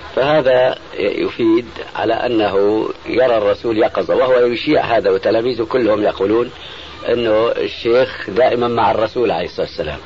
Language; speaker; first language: Arabic; native; Arabic